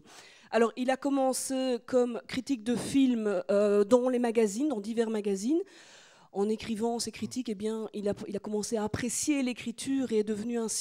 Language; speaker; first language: French; native; French